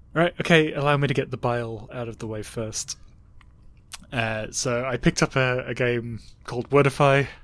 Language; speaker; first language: English; native; English